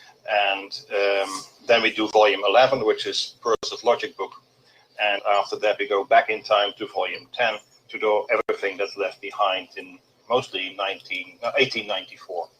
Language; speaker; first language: English; non-native, fluent; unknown